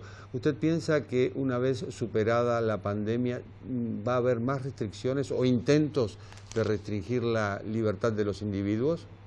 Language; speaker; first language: Spanish; native; Spanish